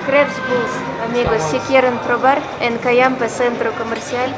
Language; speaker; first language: Spanish; non-native, fluent; Ukrainian